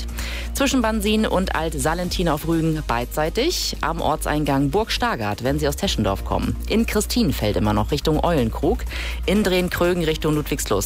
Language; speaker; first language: German; native; German